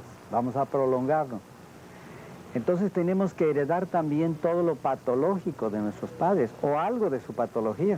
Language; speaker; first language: Spanish; native; Spanish